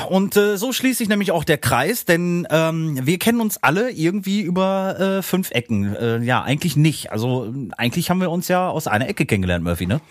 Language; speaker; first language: German; native; German